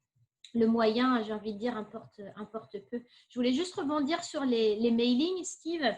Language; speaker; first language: French; native; French